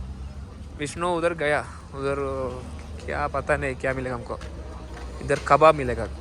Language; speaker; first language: Hindi; non-native, local second language; Malayalam